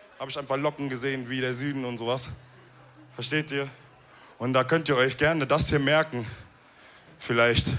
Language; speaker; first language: German; early bilingual, other home language; Wolof